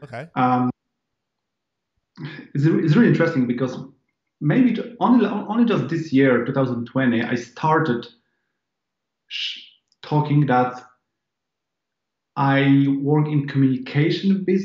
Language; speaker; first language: English; non-native, fluent; Polish